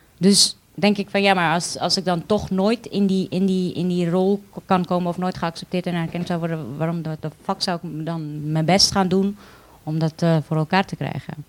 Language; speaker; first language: Dutch; early bilingual, other home language; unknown